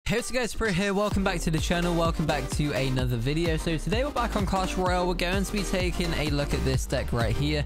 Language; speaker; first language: English; native; English